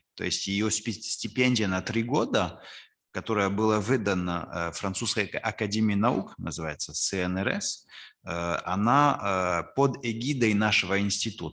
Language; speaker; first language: Russian; non-native, fluent; French